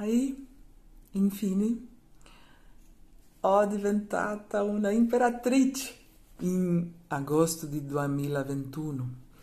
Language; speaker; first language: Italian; non-native, learner; Portuguese